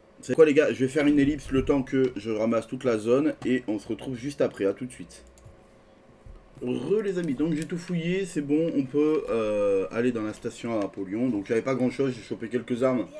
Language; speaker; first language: French; native; French